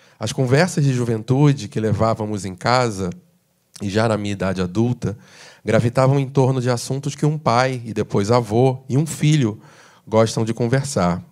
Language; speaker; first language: Portuguese; native; Portuguese